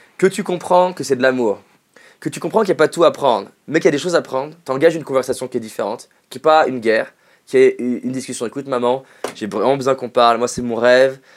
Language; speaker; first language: French; native; French